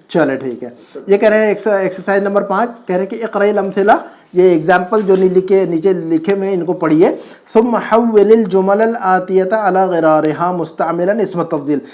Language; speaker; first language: Urdu; native; Urdu